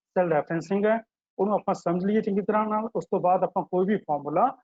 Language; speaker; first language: Hindi; non-native, local second language; Punjabi